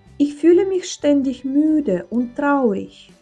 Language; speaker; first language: German; non-native, fluent; Ukrainian